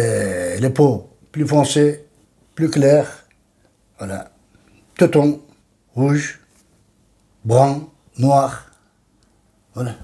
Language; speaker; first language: French; non-native, learner; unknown